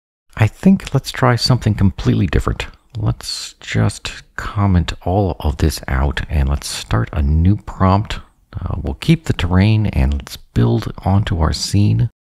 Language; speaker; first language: English; native; English